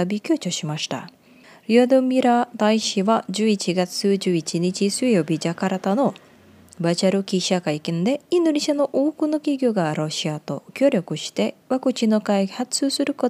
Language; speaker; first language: Japanese; non-native, fluent; Indonesian